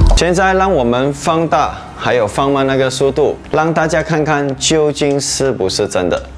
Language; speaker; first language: Chinese; non-native, local second language; Hakka Chinese